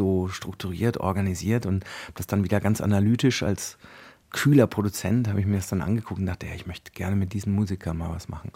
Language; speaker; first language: German; native; German